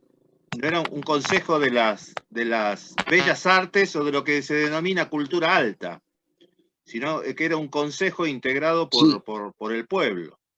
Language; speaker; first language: Spanish; native; Spanish